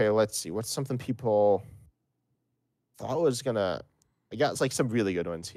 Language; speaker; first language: English; native; English